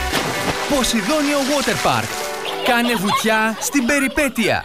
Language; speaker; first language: Greek; native; Greek